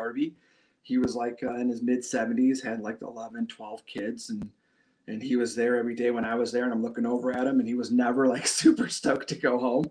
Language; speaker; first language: English; native; English